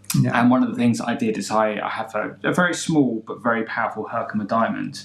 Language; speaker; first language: English; native; English